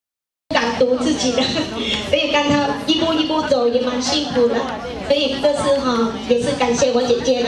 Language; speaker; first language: Chinese; non-native, fluent; Vietnamese